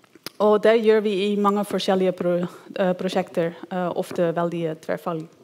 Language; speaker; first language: Norwegian; non-native, fluent; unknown